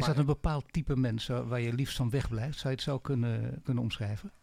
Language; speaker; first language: Dutch; native; Dutch